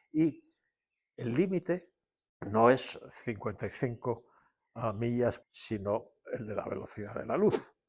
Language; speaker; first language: Spanish; native; Spanish